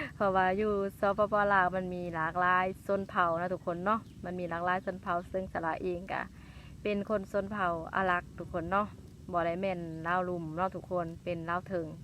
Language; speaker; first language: Lao; non-native, local second language; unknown